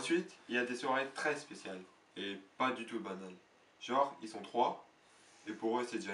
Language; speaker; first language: French; native; French